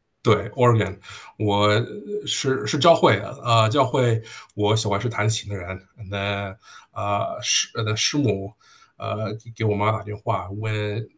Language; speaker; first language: Chinese; early bilingual, heritage; Chinese